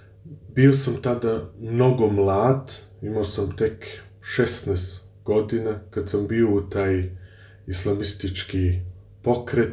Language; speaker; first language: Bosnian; early bilingual, heritage; Bosnian